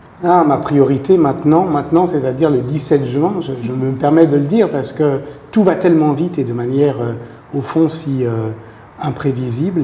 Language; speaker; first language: French; native; French